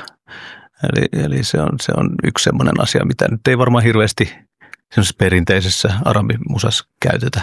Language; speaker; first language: Finnish; early bilingual, other home language; Oromo